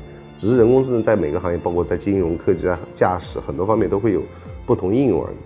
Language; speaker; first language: Chinese; native; Chinese